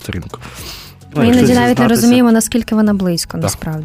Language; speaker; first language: Ukrainian; native; Ukrainian